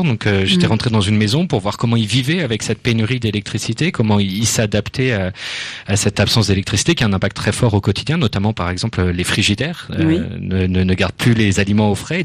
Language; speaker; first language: French; native; French